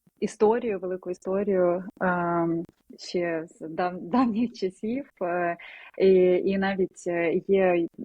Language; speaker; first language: Ukrainian; non-native, local second language; Russian